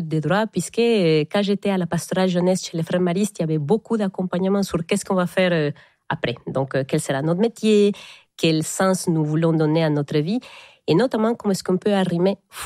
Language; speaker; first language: French; non-native, fluent; Spanish